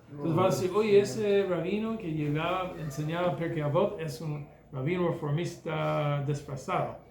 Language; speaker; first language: Spanish; non-native, fluent; English